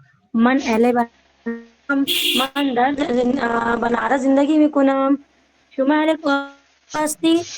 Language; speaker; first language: Persian; non-native, learner; Urdu